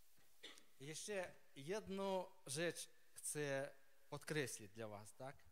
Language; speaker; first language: Polish; non-native, learner; Ukrainian